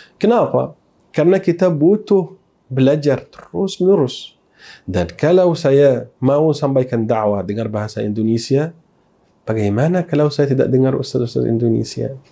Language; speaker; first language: Malay; non-native, fluent; Arabic